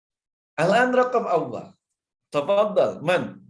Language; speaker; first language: Arabic; non-native, fluent; Indonesian